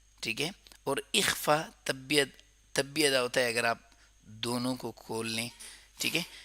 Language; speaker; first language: Urdu; non-native, local second language; Pashto